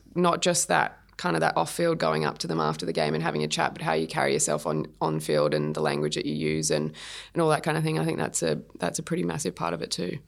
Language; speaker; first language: English; native; English